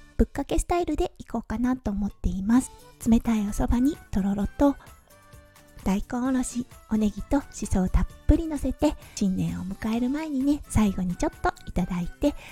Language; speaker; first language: Japanese; native; Japanese